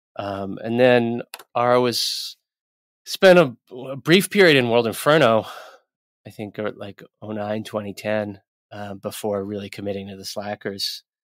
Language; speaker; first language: English; native; English